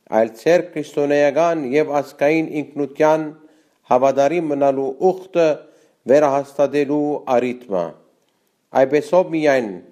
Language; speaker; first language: Armenian; native; Armenian